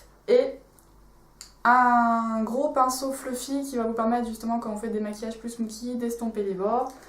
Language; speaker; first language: French; native; French